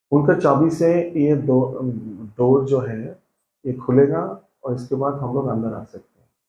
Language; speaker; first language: Hindi; non-native, local second language; Bangla